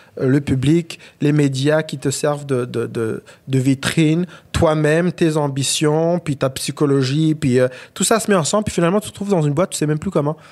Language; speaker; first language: French; non-native, local second language; Kinyarwanda